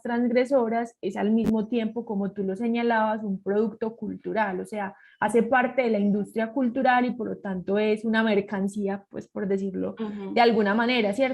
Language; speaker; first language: Spanish; native; Spanish